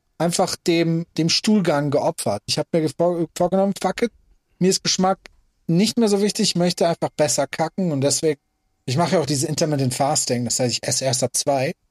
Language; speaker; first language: German; early bilingual, other home language; Persian